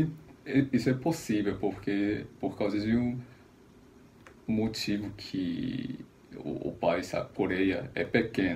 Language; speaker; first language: Portuguese; non-native, fluent; Korean